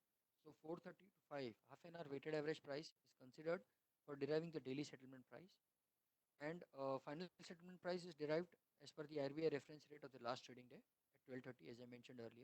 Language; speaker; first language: English; non-native, local second language; Hindi